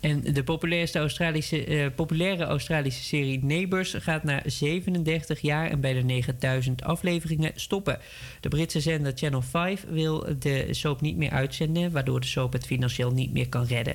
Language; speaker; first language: Dutch; native; Dutch